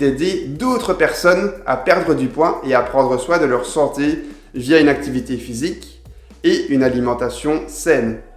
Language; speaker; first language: French; native; French